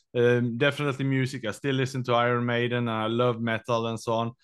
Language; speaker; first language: English; non-native, fluent; Swedish